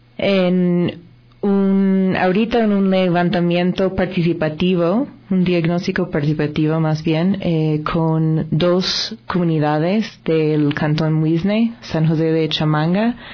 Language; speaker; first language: Spanish; non-native, fluent; English